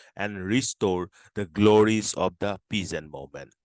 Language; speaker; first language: English; non-native, local second language; Assamese